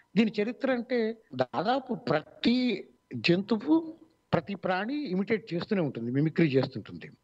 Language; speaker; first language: Telugu; native; Telugu